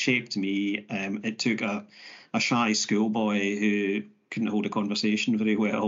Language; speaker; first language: English; native; English